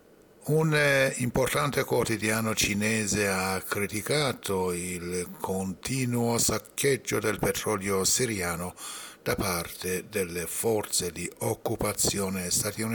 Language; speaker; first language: Italian; non-native, fluent; Persian